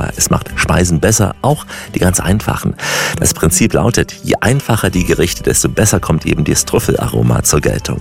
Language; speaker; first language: German; native; German